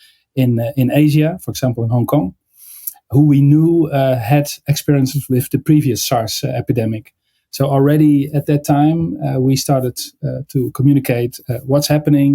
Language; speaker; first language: English; non-native, fluent; Dutch